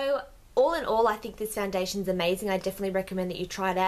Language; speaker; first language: English; native; English